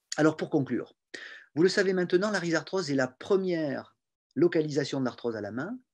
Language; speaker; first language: French; native; French